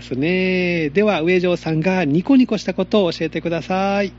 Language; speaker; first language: Japanese; native; Japanese